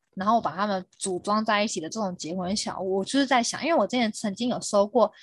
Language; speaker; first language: Chinese; non-native, local second language; Min Nan Chinese